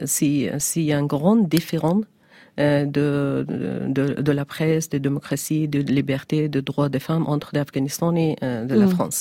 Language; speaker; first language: French; non-native, learner; Persian